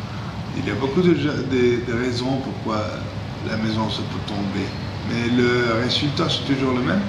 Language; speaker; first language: French; non-native, fluent; Spanish